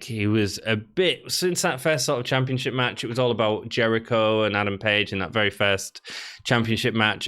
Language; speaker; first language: English; native; English